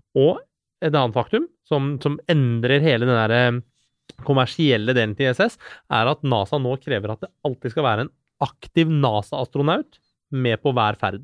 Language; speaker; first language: Norwegian; early bilingual, other home language; Persian